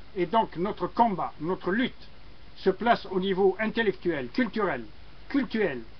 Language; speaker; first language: French; non-native, local second language; Arabic